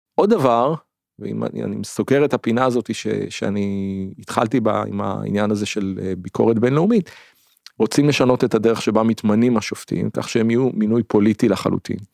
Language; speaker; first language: Hebrew; native; Hebrew